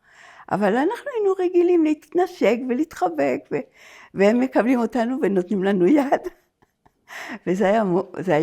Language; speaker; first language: Hebrew; non-native, fluent; French